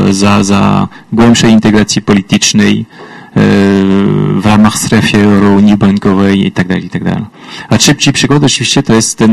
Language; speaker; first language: Polish; non-native, fluent; French